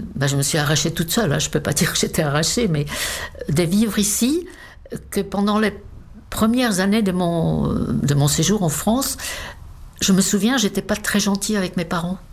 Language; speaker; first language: French; non-native, fluent; Czech